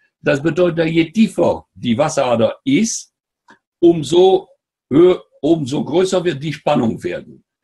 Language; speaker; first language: German; non-native, fluent; French